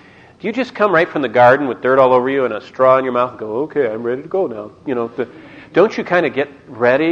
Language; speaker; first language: English; native; English